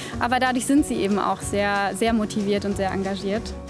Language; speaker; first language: German; native; German